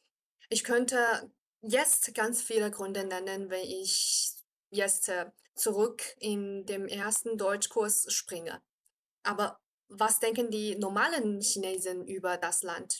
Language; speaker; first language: German; non-native, fluent; Chinese